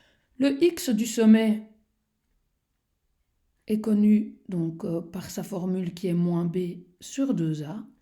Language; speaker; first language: French; native; French